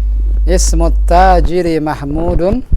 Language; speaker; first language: Arabic; non-native, fluent; Indonesian